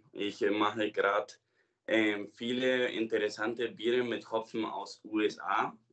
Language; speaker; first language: German; non-native, fluent; Spanish